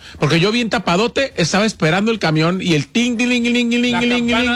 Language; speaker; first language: Spanish; native; Spanish